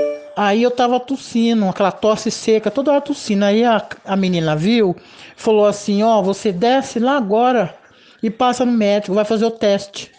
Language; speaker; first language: Portuguese; native; Portuguese